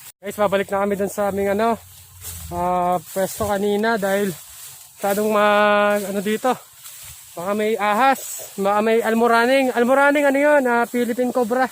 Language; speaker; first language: Filipino; native; Filipino